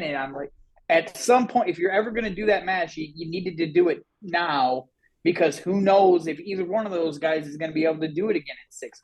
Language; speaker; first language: English; native; English